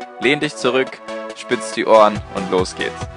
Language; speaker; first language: German; native; German